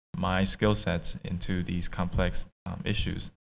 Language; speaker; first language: English; native; English